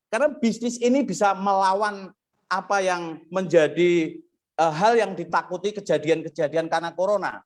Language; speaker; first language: Indonesian; non-native, local second language; Javanese